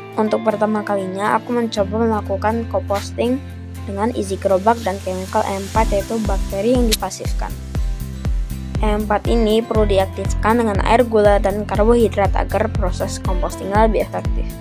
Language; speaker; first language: Indonesian; native; Indonesian